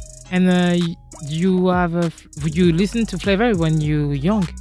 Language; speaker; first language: English; non-native, learner; French